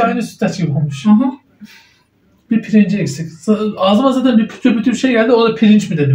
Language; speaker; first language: Turkish; native; Turkish